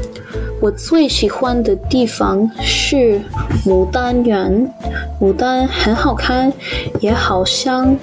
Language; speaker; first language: Chinese; non-native, learner; English